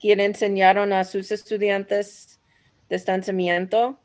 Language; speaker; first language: Spanish; non-native, learner; English